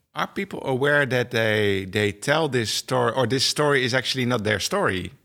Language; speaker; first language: English; non-native, fluent; Dutch